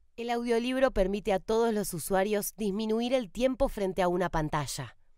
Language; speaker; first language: Spanish; native; Spanish